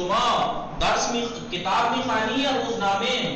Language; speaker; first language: Persian; non-native, fluent; Urdu